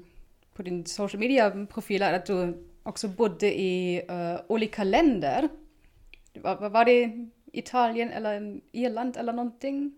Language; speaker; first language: Swedish; non-native, fluent; German